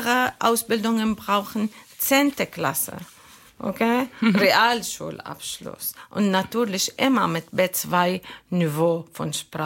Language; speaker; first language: German; non-native, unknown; Arabic